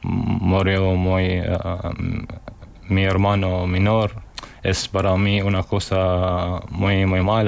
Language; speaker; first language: Spanish; non-native, learner; Arabic